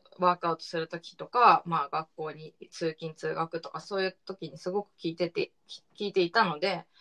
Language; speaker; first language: Japanese; early bilingual, heritage; Japanese